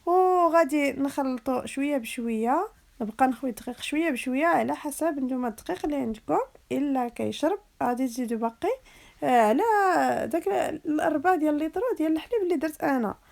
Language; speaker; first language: Arabic; native; Arabic